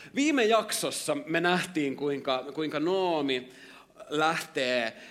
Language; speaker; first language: Finnish; native; Finnish